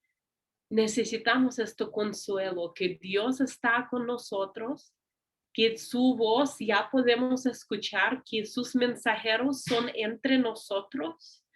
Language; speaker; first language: Spanish; non-native, learner; English